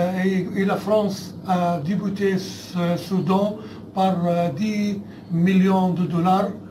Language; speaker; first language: French; non-native, fluent; Arabic